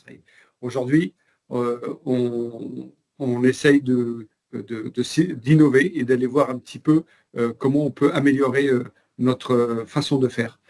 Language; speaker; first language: French; native; French